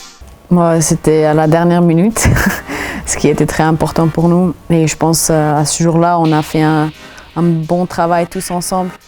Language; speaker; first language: French; non-native, local second language; German